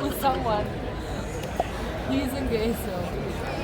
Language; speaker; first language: English; non-native, fluent; Spanish